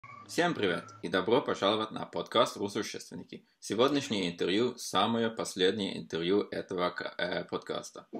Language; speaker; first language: Russian; non-native, fluent; Norwegian